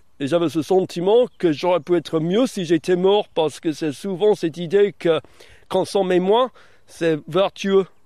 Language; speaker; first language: French; non-native, fluent; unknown